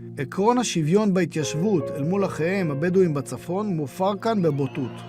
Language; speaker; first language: Hebrew; native; Hebrew